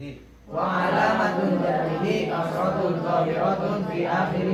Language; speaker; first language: Arabic; non-native, learner; Indonesian